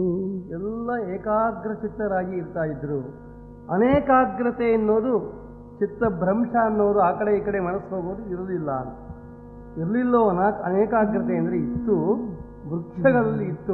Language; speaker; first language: Kannada; native; Kannada